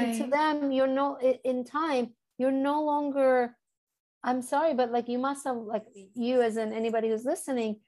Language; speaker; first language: English; early bilingual, other home language; Turkish